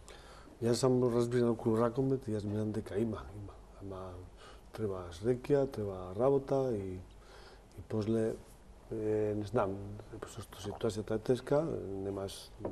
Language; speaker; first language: Macedonian; non-native, learner; Spanish